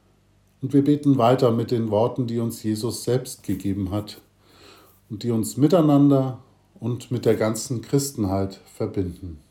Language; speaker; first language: German; native; German